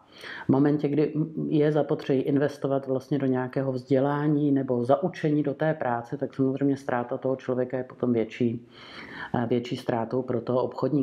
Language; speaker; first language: Czech; native; Czech